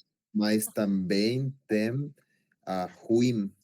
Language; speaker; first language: Portuguese; non-native, learner; Spanish